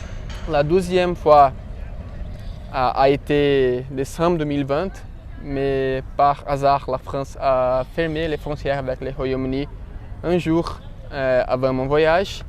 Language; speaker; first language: French; non-native, learner; Portuguese